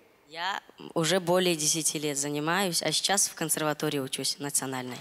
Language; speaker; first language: Russian; non-native, local second language; Tajik